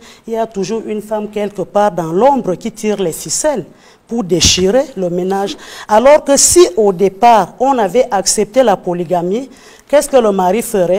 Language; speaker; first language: French; non-native, local second language; Fang